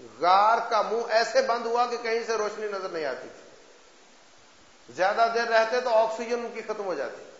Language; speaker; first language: Urdu; native; Urdu